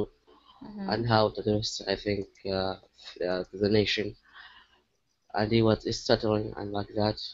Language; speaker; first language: English; non-native, learner; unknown